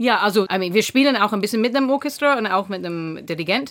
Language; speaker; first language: German; non-native, fluent; English